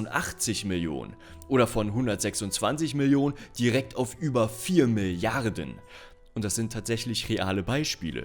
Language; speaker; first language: German; native; German